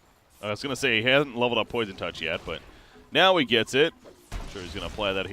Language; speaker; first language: English; native; English